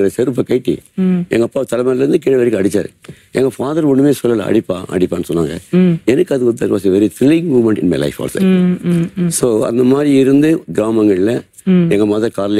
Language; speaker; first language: Tamil; native; Tamil